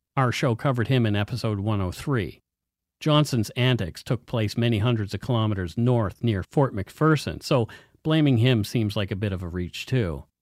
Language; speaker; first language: English; native; English